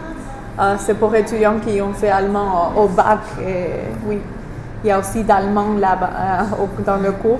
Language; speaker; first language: French; non-native, fluent; English